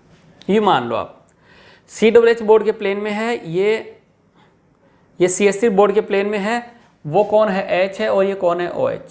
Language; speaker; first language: Hindi; native; Hindi